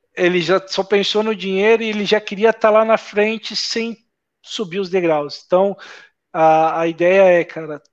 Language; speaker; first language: Portuguese; native; Portuguese